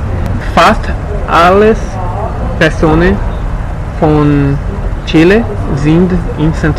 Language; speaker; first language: German; non-native, learner; Portuguese